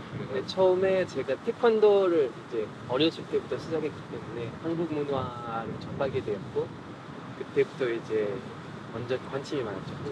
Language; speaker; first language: Korean; non-native, fluent; French